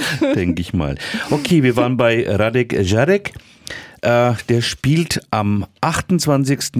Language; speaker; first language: German; native; German